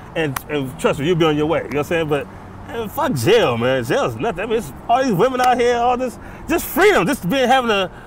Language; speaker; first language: English; native; English